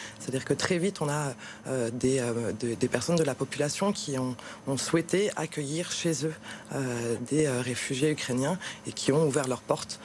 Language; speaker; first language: French; native; French